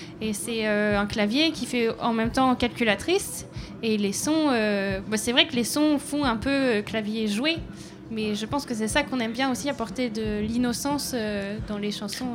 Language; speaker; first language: French; non-native, fluent; English